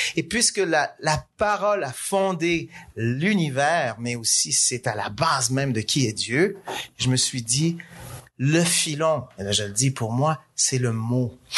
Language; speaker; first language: French; native; French